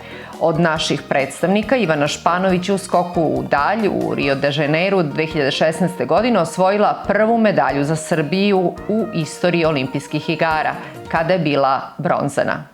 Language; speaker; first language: Serbian; native; Serbian